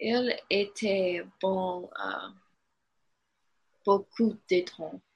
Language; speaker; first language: French; non-native, learner; English